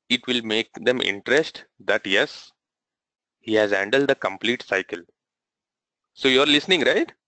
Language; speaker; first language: English; non-native, local second language; Telugu